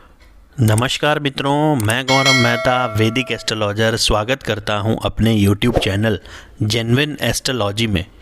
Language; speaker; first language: Hindi; native; Hindi